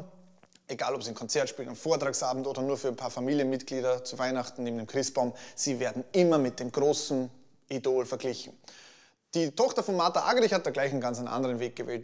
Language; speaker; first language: German; native; German